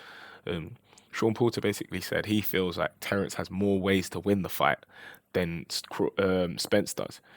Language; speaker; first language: English; native; English